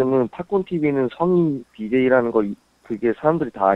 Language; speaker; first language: Korean; native; Korean